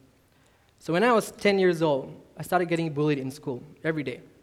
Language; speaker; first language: English; non-native, local second language; Tamil